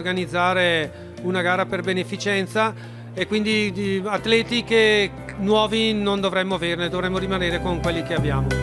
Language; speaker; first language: Italian; native; Italian